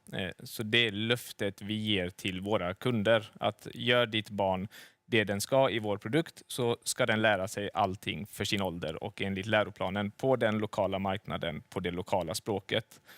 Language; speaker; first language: Swedish; native; Swedish